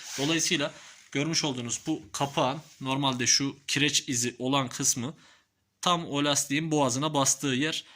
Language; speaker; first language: Turkish; native; Turkish